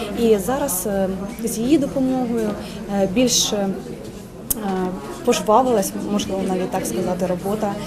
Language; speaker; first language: Ukrainian; native; Ukrainian